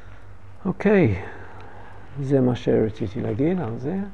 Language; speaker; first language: Hebrew; non-native, learner; English